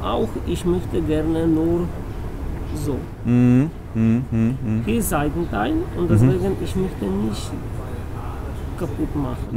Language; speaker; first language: German; non-native, learner; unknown